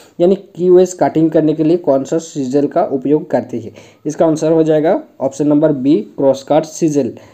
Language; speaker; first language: Hindi; non-native, local second language; Bangla